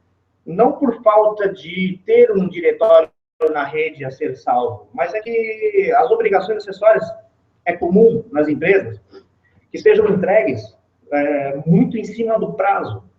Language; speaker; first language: Portuguese; native; Portuguese